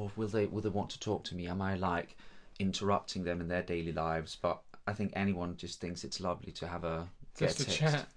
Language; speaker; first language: English; non-native, fluent; Danish